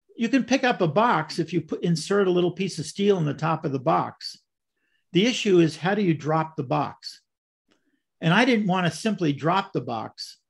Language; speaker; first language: English; native; English